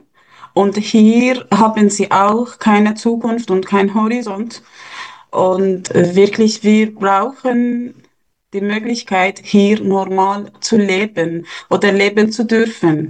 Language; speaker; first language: German; non-native, fluent; Persian